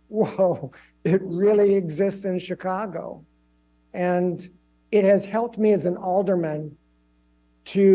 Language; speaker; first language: English; native; English